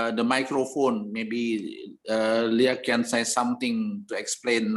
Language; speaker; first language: English; non-native, learner; Indonesian